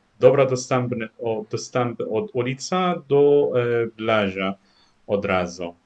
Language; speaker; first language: Polish; non-native, learner; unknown